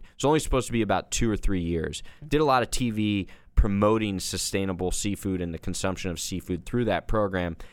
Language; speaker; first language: English; native; English